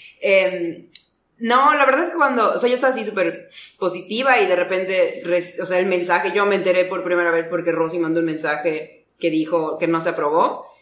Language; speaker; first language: Spanish; native; Spanish